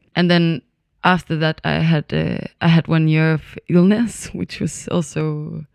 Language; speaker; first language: English; non-native, fluent; Danish